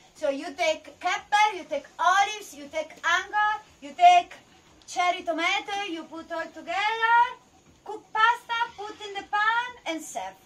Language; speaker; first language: English; non-native, learner; Italian